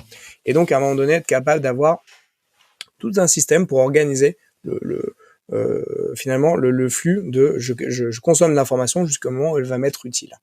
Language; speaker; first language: French; native; French